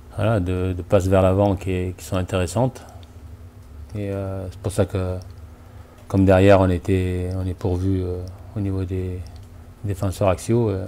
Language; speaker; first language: French; native; French